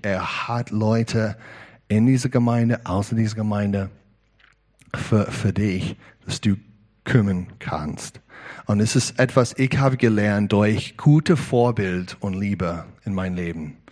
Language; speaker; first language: German; non-native, learner; English